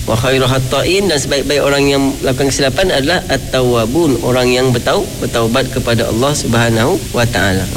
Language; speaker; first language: Malay; native; Malay